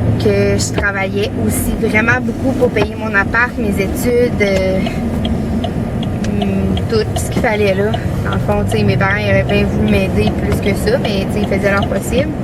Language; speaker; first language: French; native; French